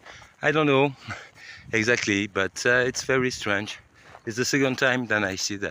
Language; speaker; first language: English; non-native, learner; French